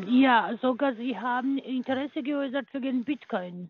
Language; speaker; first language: German; non-native, learner; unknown